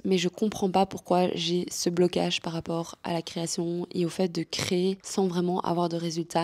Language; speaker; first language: French; native; French